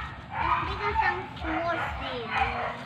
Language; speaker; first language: English; non-native, learner; Filipino